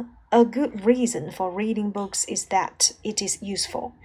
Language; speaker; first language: English; non-native, fluent; Chinese